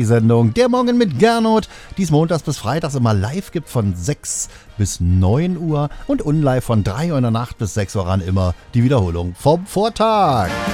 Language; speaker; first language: German; native; German